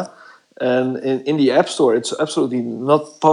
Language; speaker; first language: English; non-native, fluent; Dutch